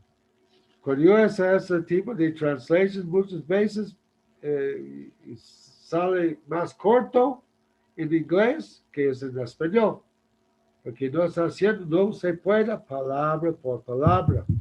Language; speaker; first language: Spanish; non-native, learner; English